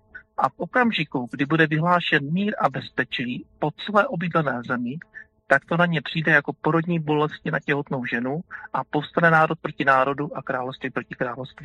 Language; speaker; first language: Czech; native; Czech